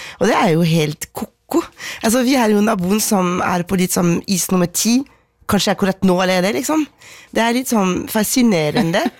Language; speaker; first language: Norwegian; non-native, fluent; French